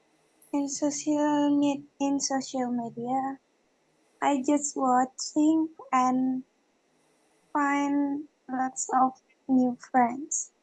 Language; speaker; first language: English; non-native, learner; Indonesian